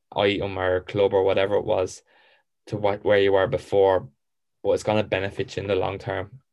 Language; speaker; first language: English; native; English